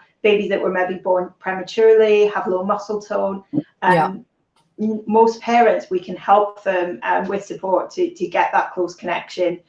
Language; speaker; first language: English; native; English